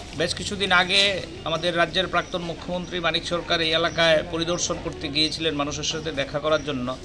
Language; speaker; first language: Bangla; native; Bangla